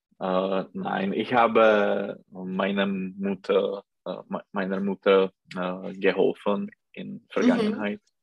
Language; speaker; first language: German; non-native, learner; Czech